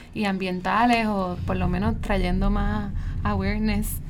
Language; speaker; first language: Spanish; native; Spanish